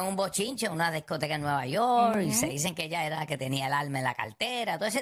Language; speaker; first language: Spanish; native; Spanish